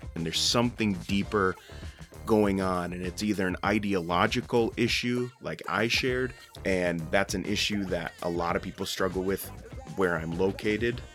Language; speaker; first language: English; native; English